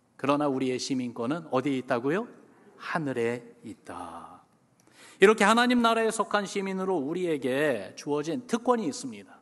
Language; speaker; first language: Korean; early bilingual, other home language; English